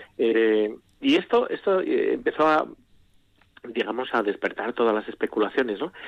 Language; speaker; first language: Spanish; native; Spanish